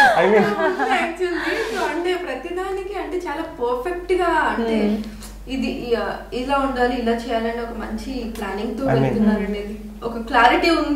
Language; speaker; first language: Telugu; native; Telugu